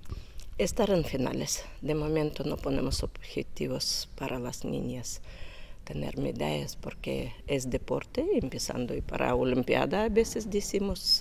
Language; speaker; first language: Spanish; non-native, learner; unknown